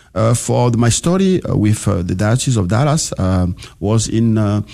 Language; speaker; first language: English; non-native, learner; French